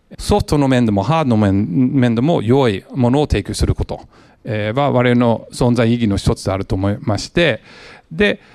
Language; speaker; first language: Japanese; non-native, fluent; English